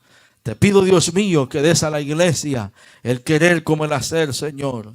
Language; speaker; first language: Spanish; native; Spanish